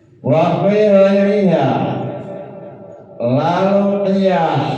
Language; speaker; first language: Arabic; non-native, fluent; Javanese